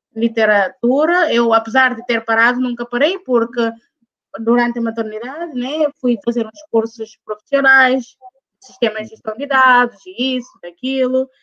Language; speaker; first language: Portuguese; non-native, local second language; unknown